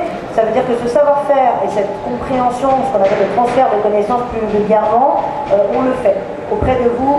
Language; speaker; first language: French; native; French